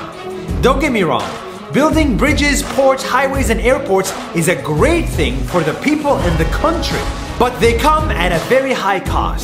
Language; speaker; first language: English; non-native, fluent; Arabic